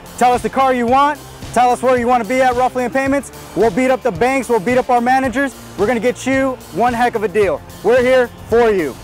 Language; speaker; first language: English; native; English